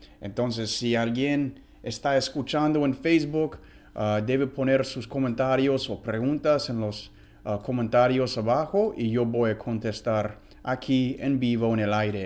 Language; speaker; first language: Spanish; non-native, fluent; English